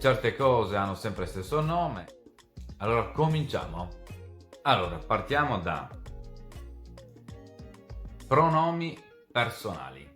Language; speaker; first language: Italian; non-native, fluent; Serbian